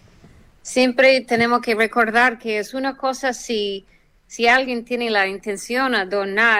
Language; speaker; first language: Spanish; non-native, fluent; English